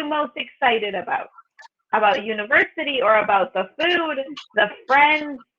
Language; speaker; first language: English; non-native, fluent; Spanish